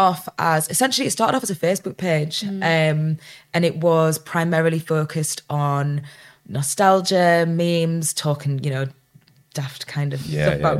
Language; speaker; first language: English; native; English